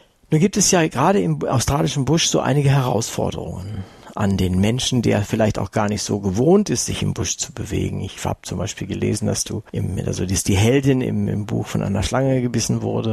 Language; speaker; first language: German; native; German